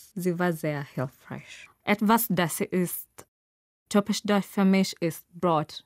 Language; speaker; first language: German; non-native, learner; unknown